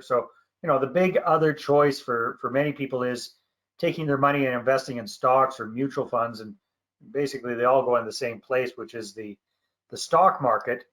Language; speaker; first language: English; native; English